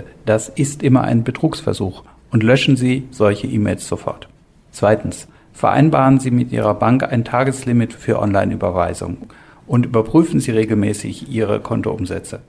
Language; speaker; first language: German; native; German